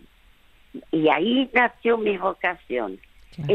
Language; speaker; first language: Spanish; early bilingual, other home language; French